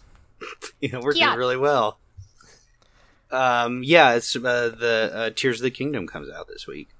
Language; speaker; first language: English; native; English